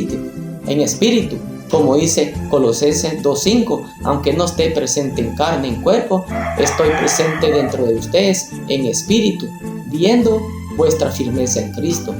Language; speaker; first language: Spanish; native; Spanish